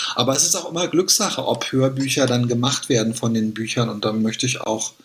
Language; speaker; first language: German; native; German